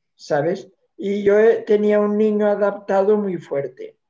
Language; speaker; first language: Spanish; non-native, local second language; Catalan